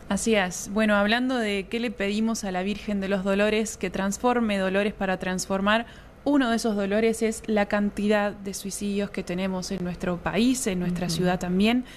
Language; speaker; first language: Spanish; native; Spanish